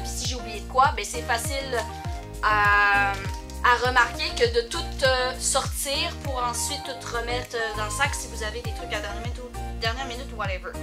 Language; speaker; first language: French; native; French